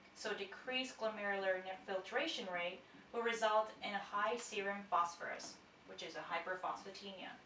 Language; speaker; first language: English; non-native, fluent; Japanese